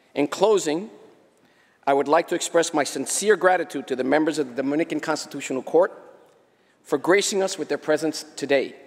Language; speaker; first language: English; early bilingual, other home language; Spanish